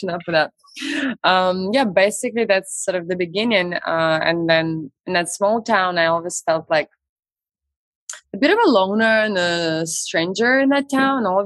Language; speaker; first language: English; non-native, fluent; Russian